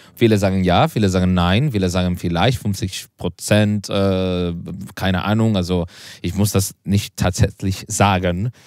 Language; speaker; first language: German; non-native, learner; Spanish